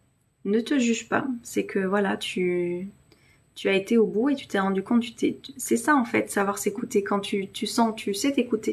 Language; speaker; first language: French; native; French